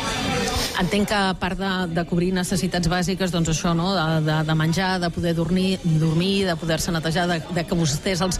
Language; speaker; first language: Catalan; native; Catalan